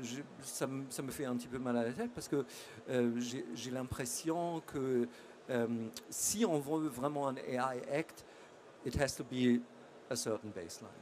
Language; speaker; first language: French; non-native, fluent; German